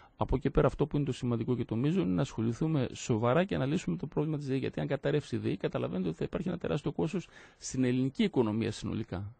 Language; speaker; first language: Greek; native; Greek